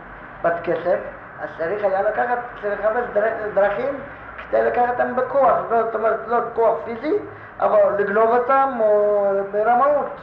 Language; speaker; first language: Hebrew; non-native, fluent; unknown